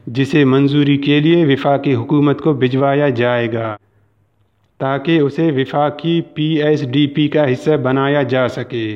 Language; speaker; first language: Urdu; non-native, local second language; Baluchi